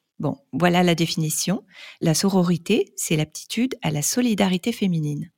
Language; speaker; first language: French; native; French